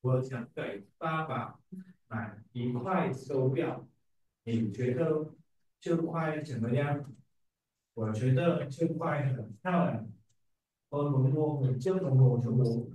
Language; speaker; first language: Chinese; non-native, learner; Vietnamese